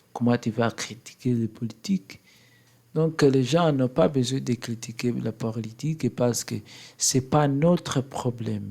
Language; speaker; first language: French; non-native, learner; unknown